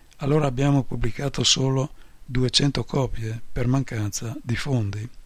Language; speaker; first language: Italian; non-native, fluent; Polish